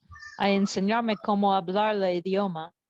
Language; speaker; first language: Spanish; non-native, learner; English